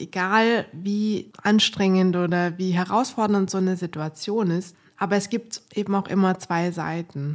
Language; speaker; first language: German; native; German